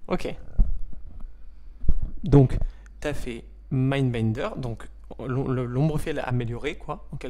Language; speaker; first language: French; native; French